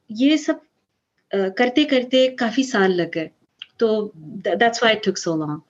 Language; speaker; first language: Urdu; early bilingual, heritage; Urdu